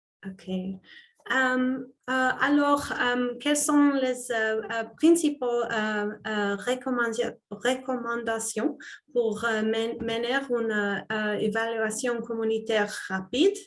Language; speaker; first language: French; non-native, fluent; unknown